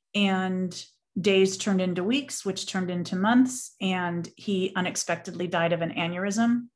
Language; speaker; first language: English; native; English